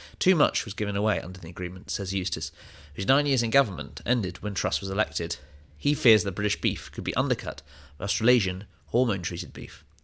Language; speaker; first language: English; native; English